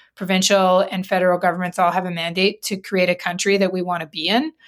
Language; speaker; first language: English; native; English